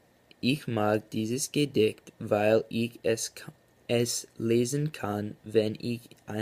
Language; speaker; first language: German; non-native, learner; English